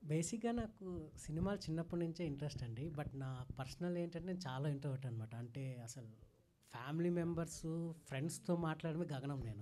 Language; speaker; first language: Telugu; native; Telugu